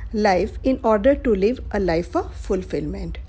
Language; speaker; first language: Hindi; native; Hindi